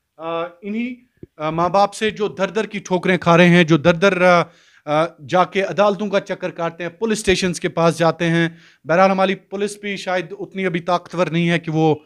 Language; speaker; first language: Hindi; non-native, local second language; Kashmiri